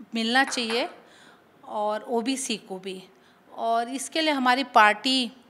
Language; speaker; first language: Hindi; native; Hindi